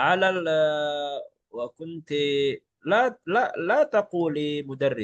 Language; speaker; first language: Arabic; non-native, fluent; Malay